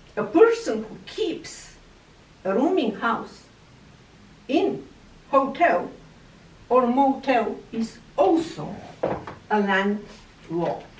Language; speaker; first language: English; non-native, fluent; Bulgarian